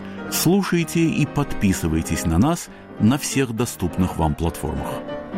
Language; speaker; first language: Russian; native; Russian